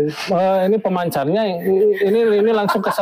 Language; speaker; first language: Indonesian; native; Indonesian